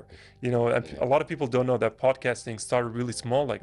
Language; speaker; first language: English; non-native, fluent; Arabic